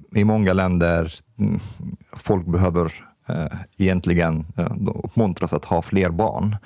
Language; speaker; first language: Swedish; non-native, fluent; Arabic